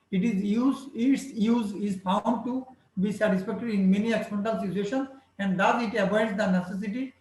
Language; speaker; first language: English; non-native, local second language; Bangla